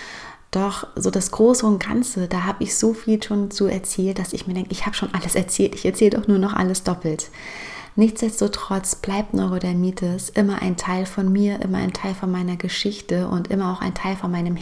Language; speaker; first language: German; native; German